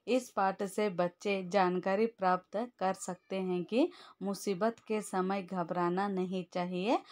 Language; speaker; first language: Hindi; non-native, local second language; Kannada